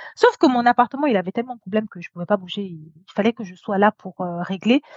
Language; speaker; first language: French; native; French